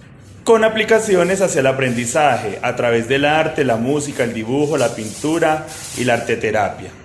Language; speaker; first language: Spanish; native; Spanish